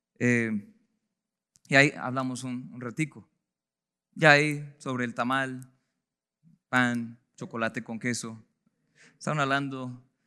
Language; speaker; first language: Spanish; non-native, fluent; English